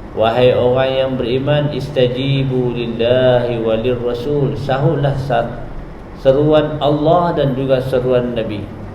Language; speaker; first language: Malay; native; Malay